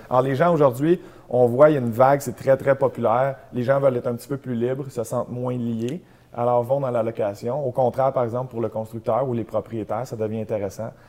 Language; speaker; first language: French; native; French